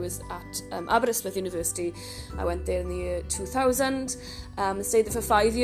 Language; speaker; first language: English; native; English